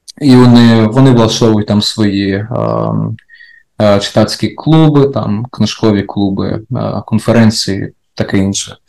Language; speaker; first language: Ukrainian; native; Ukrainian